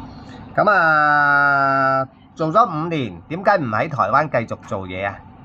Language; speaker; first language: Cantonese; native; Cantonese